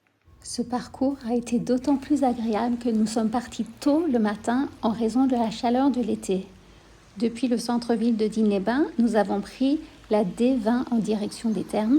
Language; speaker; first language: French; native; French